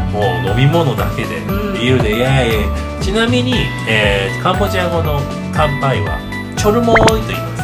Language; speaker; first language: Japanese; native; Japanese